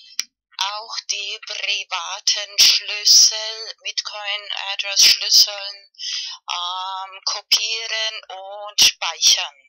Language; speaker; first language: German; non-native, fluent; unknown